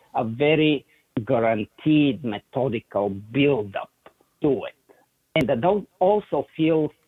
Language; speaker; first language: English; non-native, fluent; Bulgarian